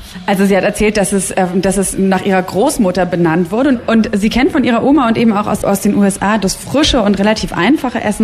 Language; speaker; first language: German; native; German